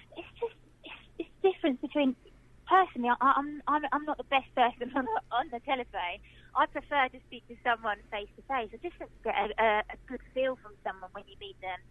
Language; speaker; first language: English; native; English